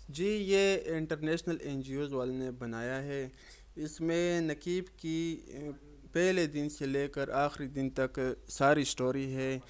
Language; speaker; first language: Urdu; non-native, local second language; Pashto